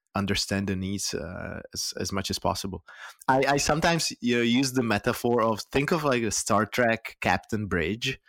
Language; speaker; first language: English; non-native, fluent; Czech